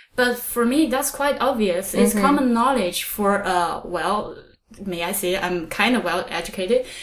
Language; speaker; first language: English; non-native, fluent; Chinese